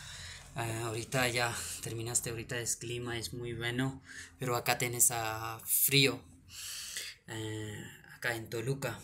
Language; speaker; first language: Spanish; non-native, learner; Urdu